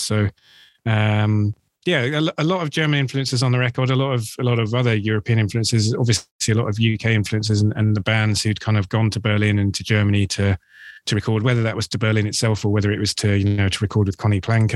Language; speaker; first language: English; native; English